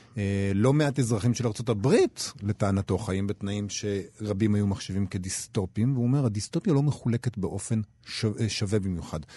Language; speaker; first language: Hebrew; native; Hebrew